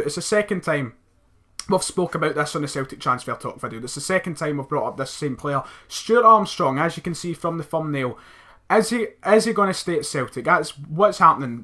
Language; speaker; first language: English; native; English